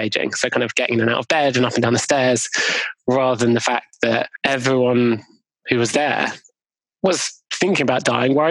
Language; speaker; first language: English; native; English